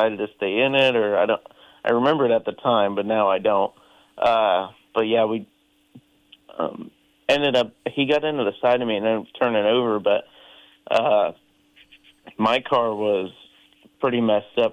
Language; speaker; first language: English; native; English